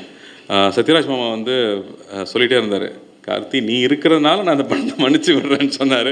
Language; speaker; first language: Tamil; native; Tamil